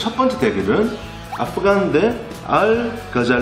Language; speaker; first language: Korean; native; Korean